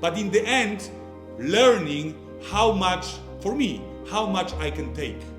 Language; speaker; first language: English; non-native, fluent; Polish